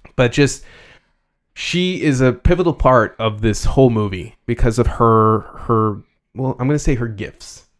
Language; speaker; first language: English; early bilingual, other home language; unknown